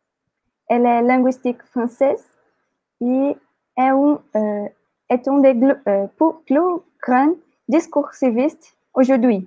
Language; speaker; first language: French; non-native, learner; Portuguese